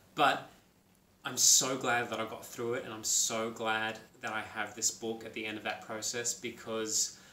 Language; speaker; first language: English; native; English